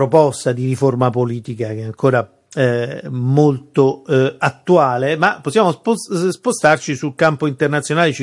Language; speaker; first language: Italian; native; Italian